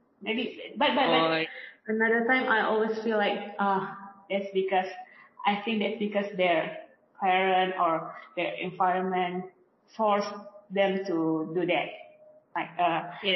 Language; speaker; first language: English; non-native, learner; Indonesian